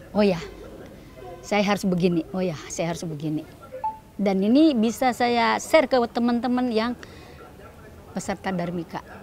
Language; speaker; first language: Indonesian; native; Indonesian